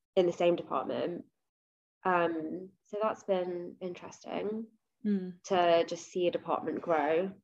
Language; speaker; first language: English; native; English